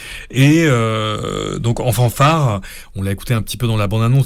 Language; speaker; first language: French; native; French